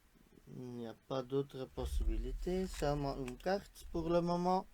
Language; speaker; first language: French; non-native, local second language; Dutch